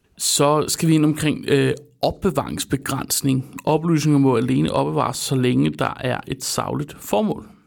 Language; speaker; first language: Danish; native; Danish